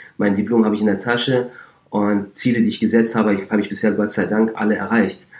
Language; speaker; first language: German; native; German